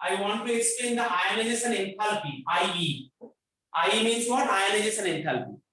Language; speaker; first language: English; non-native, local second language; Bangla